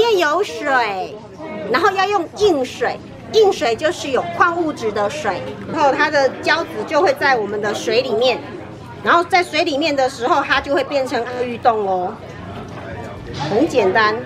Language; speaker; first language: Chinese; native; Chinese